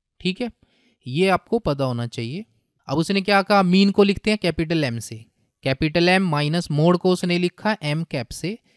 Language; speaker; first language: Hindi; native; Hindi